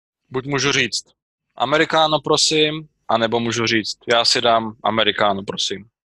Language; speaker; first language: Czech; native; Czech